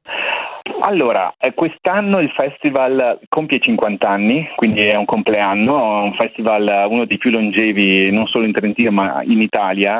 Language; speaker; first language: Italian; native; Italian